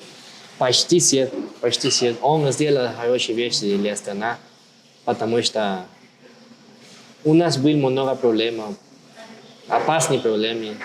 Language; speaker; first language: Russian; non-native, learner; Spanish